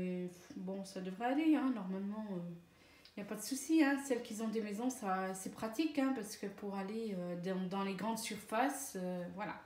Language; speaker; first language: French; native; French